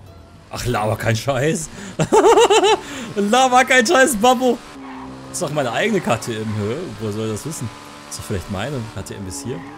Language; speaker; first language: German; native; German